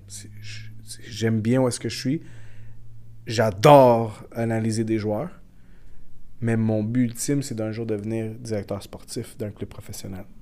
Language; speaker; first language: French; early bilingual, other home language; Portuguese